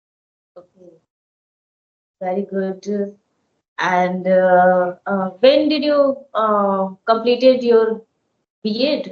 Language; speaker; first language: English; non-native, learner; Hindi